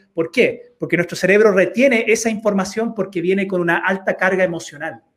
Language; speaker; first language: Spanish; early bilingual, heritage; Spanish